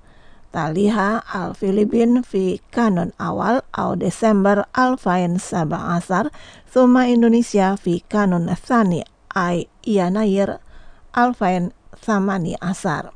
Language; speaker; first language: Arabic; non-native, fluent; Indonesian